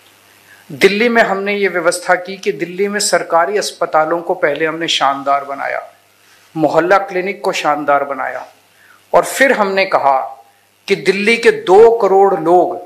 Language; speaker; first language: Hindi; native; Hindi